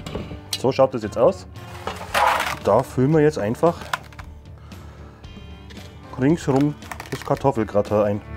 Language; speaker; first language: German; native; German